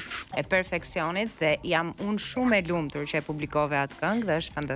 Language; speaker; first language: Albanian; native; Albanian